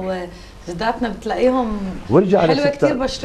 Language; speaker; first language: Arabic; native; Arabic